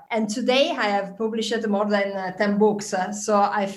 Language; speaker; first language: English; non-native, fluent; Italian